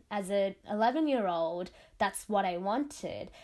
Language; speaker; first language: English; non-native, local second language; Tamil